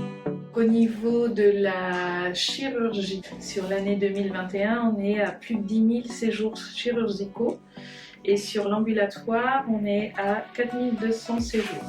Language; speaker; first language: French; native; French